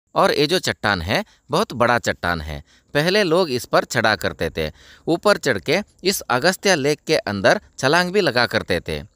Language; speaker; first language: Hindi; non-native, local second language; Kannada